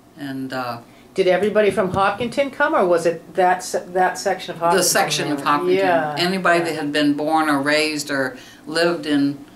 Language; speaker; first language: English; native; English